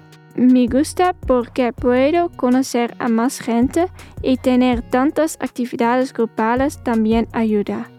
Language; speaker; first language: Spanish; non-native, fluent; Dutch